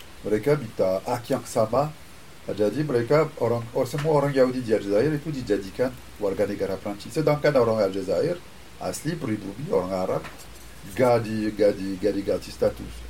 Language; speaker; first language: Indonesian; non-native, fluent; French